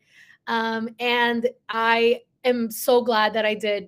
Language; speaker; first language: English; early bilingual, other home language; Spanish